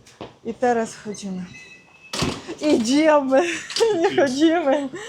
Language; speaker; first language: Polish; non-native, learner; Russian